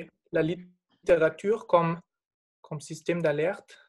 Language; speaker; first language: French; non-native, fluent; German